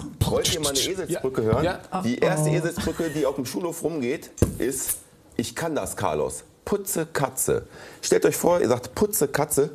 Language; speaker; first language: German; native; German